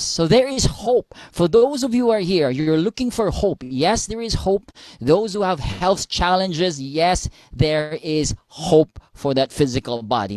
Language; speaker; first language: English; non-native, local second language; Filipino